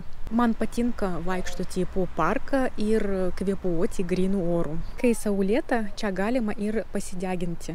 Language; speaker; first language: Lithuanian; non-native, learner; Russian